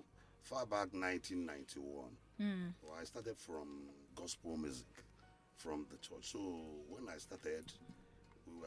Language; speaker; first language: English; non-native, local second language; Igbo